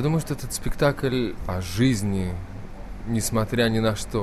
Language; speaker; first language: Russian; native; Russian